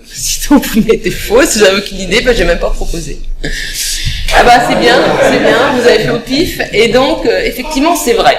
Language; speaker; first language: French; native; French